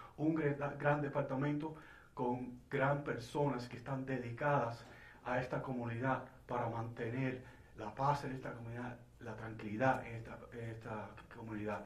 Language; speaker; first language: Spanish; early bilingual, heritage; Spanish